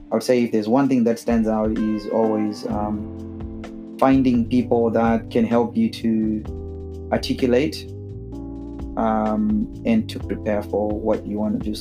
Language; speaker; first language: English; non-native, local second language; Shona